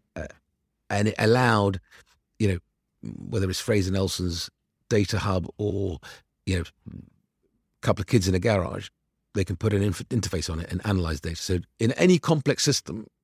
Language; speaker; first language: English; early bilingual, other home language; Arabic